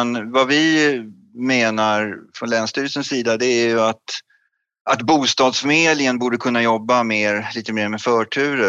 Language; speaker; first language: Swedish; native; Swedish